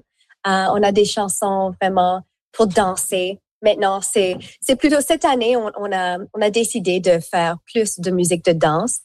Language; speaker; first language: French; non-native, local second language; English